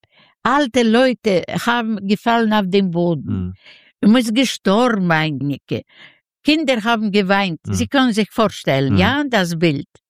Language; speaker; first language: German; non-native, learner; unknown